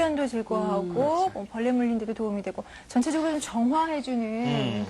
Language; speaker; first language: Korean; native; Korean